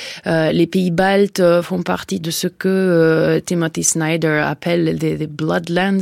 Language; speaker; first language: French; non-native, fluent; Lithuanian